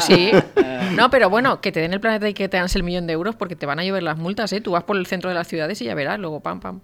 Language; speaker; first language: Spanish; native; Spanish